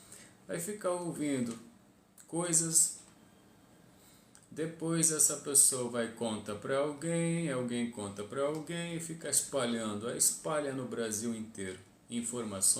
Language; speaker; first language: Portuguese; non-native, fluent; Arabic